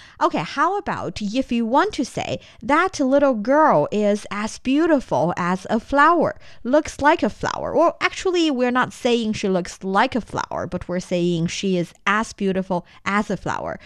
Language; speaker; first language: English; non-native, fluent; Chinese